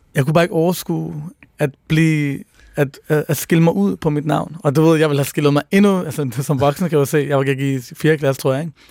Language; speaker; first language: Danish; early bilingual, other home language; Persian